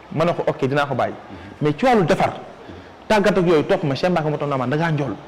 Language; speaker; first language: Wolof; native; Wolof